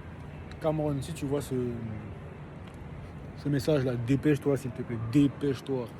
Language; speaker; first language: French; native; French